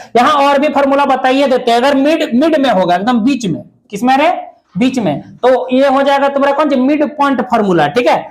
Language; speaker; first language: Hindi; native; Hindi